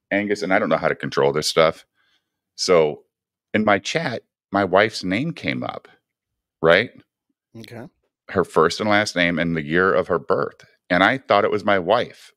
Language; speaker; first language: English; native; English